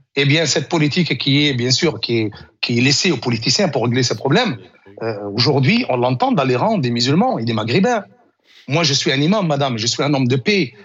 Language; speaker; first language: French; non-native, local second language; Arabic